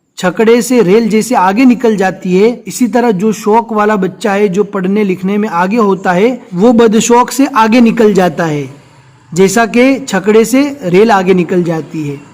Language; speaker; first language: Urdu; non-native, local second language; Gujarati